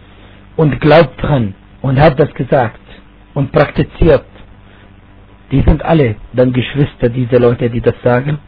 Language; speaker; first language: German; non-native, fluent; Arabic